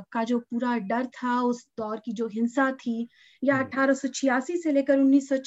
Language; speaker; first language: Hindi; native; Hindi